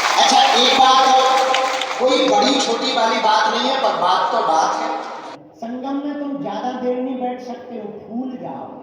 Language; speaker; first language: Hindi; native; Hindi